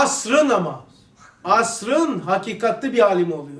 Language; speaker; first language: Turkish; native; Turkish